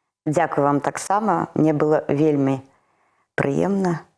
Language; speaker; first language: Belarusian; early bilingual, heritage; Russian